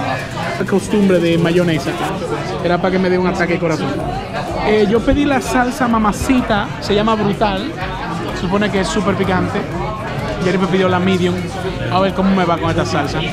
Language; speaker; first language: Spanish; native; Spanish